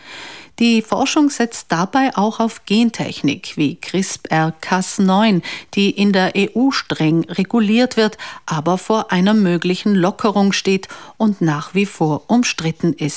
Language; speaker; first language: German; native; German